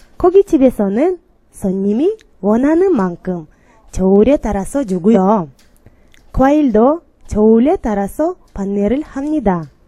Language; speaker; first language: Korean; non-native, learner; Kyrgyz